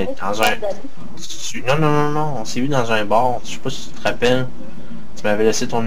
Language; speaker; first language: French; native; French